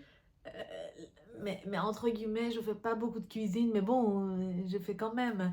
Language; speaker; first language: French; non-native, fluent; Persian